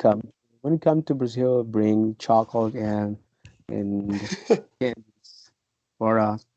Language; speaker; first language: English; non-native, fluent; Portuguese